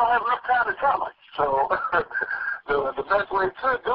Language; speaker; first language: English; native; English